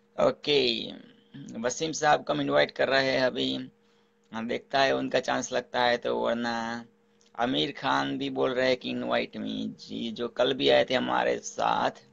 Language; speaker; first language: Hindi; non-native, local second language; Gujarati